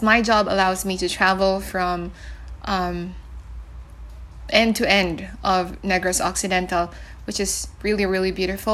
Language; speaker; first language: English; non-native, local second language; Cebuano